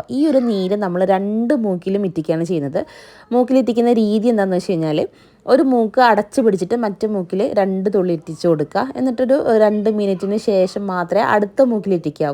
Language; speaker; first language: Malayalam; native; Malayalam